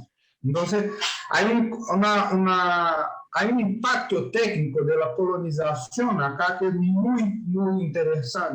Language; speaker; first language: Spanish; non-native, learner; Portuguese